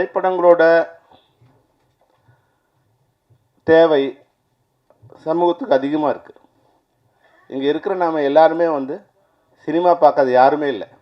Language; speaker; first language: Tamil; native; Tamil